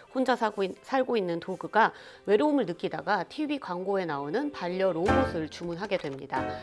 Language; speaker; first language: Korean; native; Korean